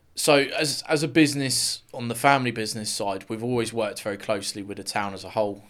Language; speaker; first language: English; native; English